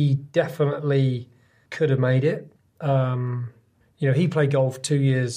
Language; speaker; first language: English; native; English